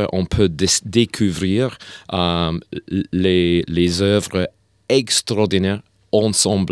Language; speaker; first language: French; non-native, learner; English